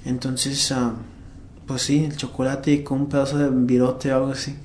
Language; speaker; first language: Spanish; early bilingual, heritage; Spanish